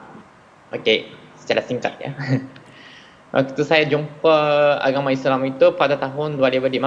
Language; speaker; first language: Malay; non-native, fluent; Japanese